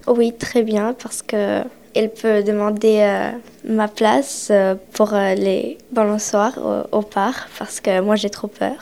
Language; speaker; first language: French; early bilingual, other home language; Romanian